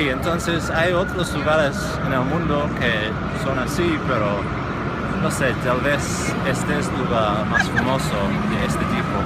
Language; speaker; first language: Spanish; non-native, fluent; English